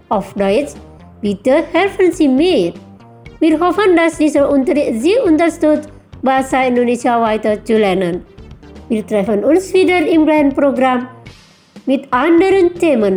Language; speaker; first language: German; non-native, fluent; Indonesian